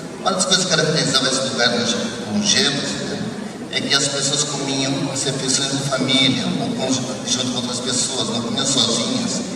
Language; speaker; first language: Portuguese; early bilingual, other home language; Japanese